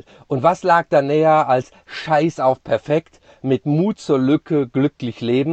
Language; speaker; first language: German; native; German